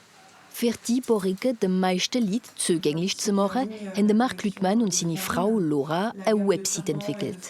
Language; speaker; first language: German; non-native, local second language; French